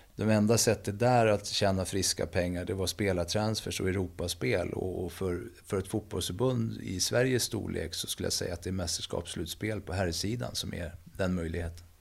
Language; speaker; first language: Swedish; native; Swedish